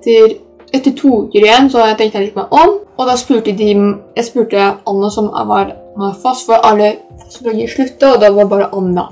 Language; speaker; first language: Norwegian; early bilingual, other home language; Polish